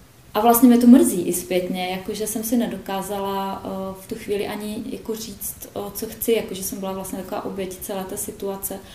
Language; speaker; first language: Czech; native; Czech